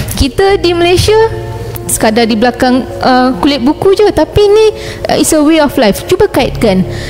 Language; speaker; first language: Malay; non-native, local second language; Tamil